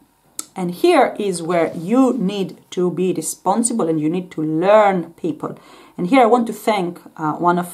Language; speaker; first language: English; non-native, fluent; Greek